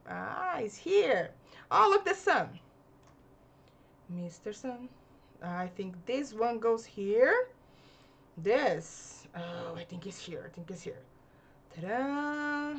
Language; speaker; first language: English; non-native, fluent; Portuguese